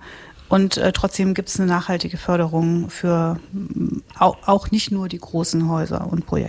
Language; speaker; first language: German; native; German